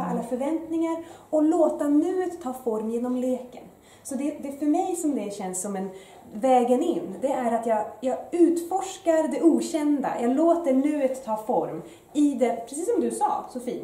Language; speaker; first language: Swedish; early bilingual, other home language; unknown